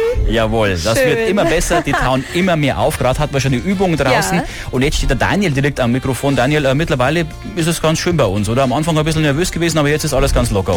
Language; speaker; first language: German; native; German